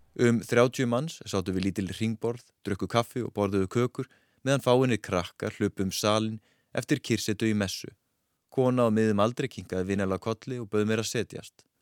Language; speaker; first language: Icelandic; native; Icelandic